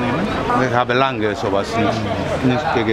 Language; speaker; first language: German; non-native, fluent; Italian